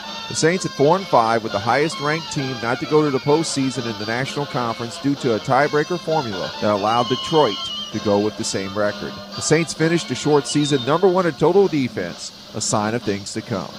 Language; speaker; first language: English; native; English